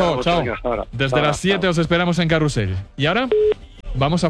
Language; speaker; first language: Spanish; native; Spanish